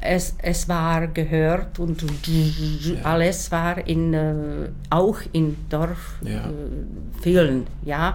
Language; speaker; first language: German; non-native, learner; Czech